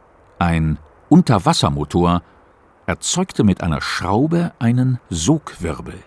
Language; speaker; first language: German; native; German